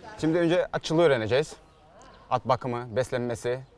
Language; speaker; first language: Turkish; native; Turkish